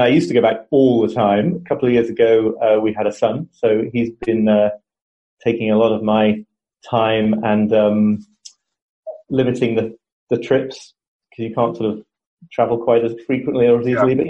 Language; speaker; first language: English; native; English